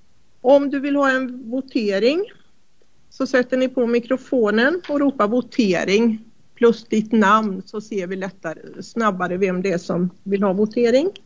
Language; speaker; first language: Swedish; native; Swedish